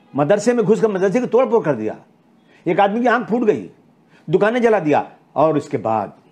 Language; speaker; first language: Hindi; native; Hindi